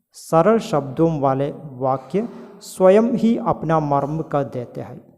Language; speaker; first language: Hindi; non-native, local second language; Malayalam